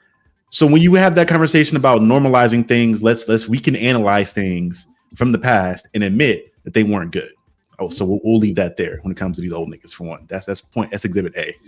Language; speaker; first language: English; native; English